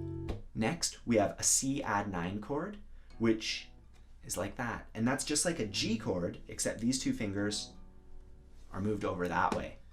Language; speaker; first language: English; native; English